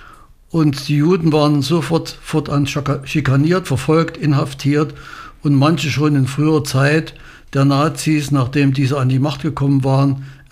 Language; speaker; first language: German; native; German